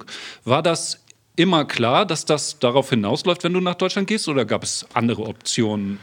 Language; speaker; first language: German; native; German